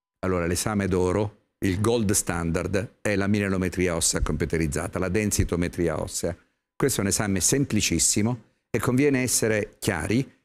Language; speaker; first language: Italian; native; Italian